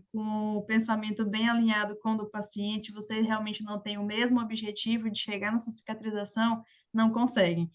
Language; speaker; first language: Portuguese; native; Portuguese